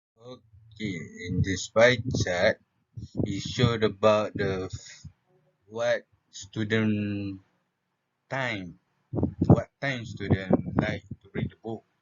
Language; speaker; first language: English; non-native, local second language; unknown